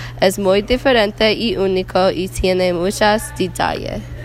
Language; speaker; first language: Spanish; non-native, learner; English